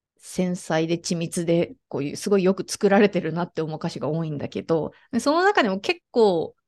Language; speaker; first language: Japanese; native; Japanese